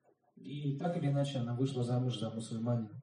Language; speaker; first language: Russian; native; Russian